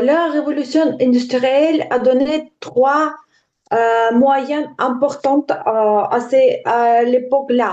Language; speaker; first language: French; non-native, learner; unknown